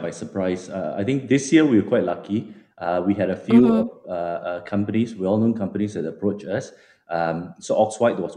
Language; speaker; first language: English; non-native, local second language; Min Nan Chinese